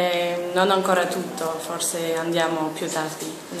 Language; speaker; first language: Italian; non-native, learner; French